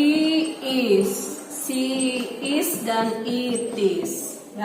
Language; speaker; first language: English; non-native, learner; Indonesian